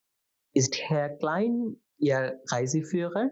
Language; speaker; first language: German; non-native, fluent; Bangla